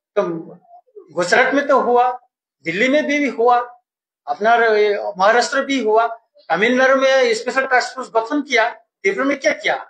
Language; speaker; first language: Hindi; non-native, local second language; Bangla